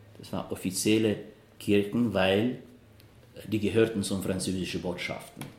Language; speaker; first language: German; non-native, fluent; Russian